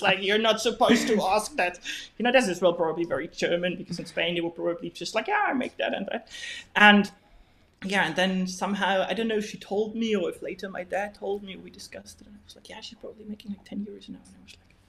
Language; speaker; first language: English; non-native, fluent; German